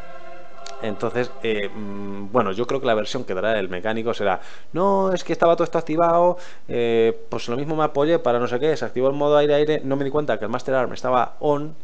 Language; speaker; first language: Spanish; native; Spanish